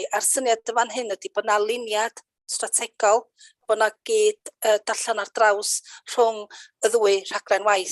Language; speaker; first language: Welsh; native; Welsh